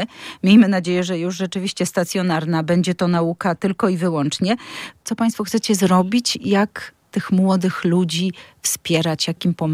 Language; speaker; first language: Polish; native; Polish